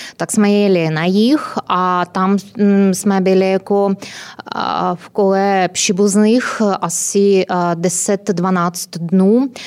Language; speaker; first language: Czech; non-native, fluent; Ukrainian